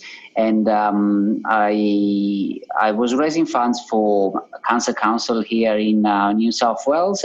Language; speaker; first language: English; non-native, fluent; Italian